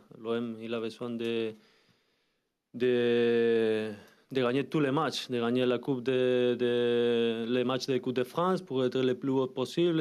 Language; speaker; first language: French; non-native, learner; Spanish